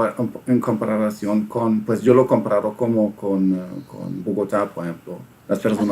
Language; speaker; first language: Spanish; non-native, fluent; German